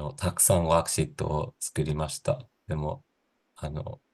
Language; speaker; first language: Japanese; non-native, learner; English